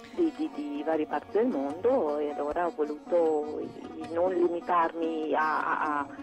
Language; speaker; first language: Italian; non-native, fluent; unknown